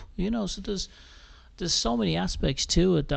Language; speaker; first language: English; native; English